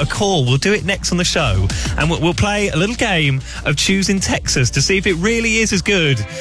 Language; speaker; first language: English; native; English